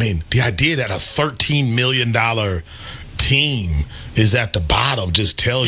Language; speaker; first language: English; native; English